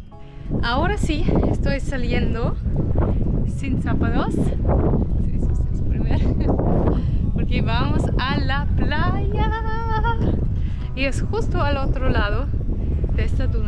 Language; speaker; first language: Spanish; non-native, fluent; German